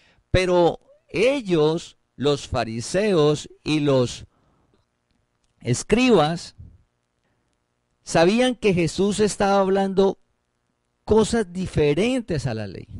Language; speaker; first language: Spanish; native; Spanish